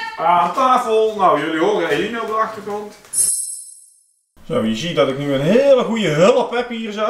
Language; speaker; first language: Dutch; native; Dutch